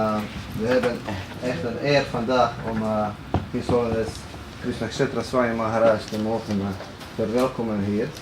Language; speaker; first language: Dutch; non-native, fluent; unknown